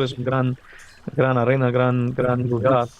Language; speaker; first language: Spanish; non-native, learner; English